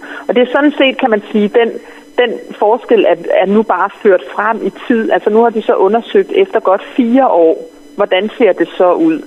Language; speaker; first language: Danish; native; Danish